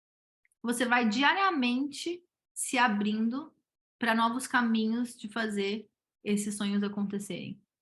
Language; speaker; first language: Portuguese; native; Portuguese